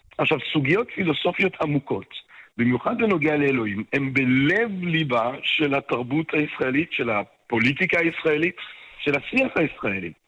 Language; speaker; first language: Hebrew; non-native, fluent; French